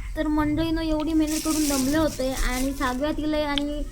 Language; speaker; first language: Marathi; native; Marathi